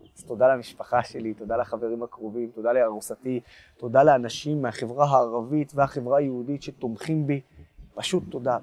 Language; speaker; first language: Hebrew; non-native, local second language; Arabic